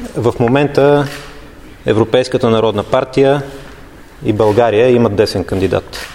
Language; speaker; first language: Bulgarian; native; Bulgarian